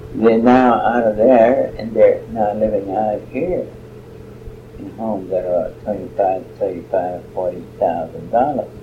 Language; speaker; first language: English; early bilingual, other home language; Spanish